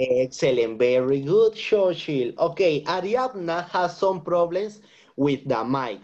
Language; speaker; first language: English; non-native, fluent; Spanish